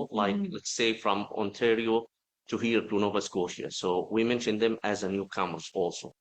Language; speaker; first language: English; non-native, fluent; Arabic